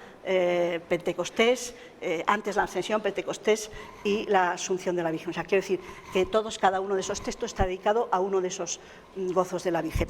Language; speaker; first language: Spanish; native; Spanish